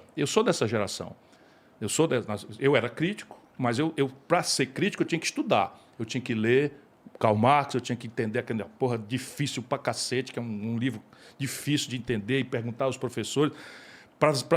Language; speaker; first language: Portuguese; native; Portuguese